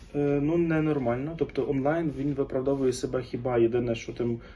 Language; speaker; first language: Ukrainian; native; Ukrainian